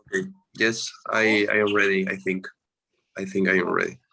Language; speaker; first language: English; non-native, learner; Spanish